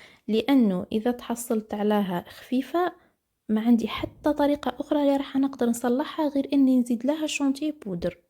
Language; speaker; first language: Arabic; native; Arabic